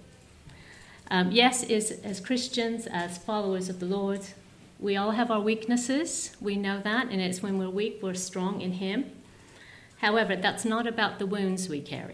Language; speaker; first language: English; native; English